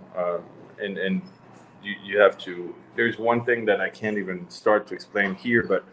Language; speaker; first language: English; non-native, fluent; French